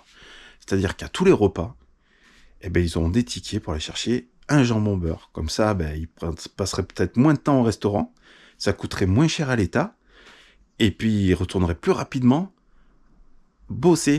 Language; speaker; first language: French; native; French